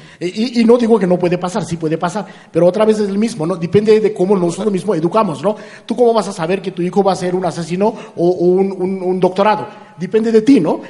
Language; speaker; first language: Spanish; non-native, fluent; Marathi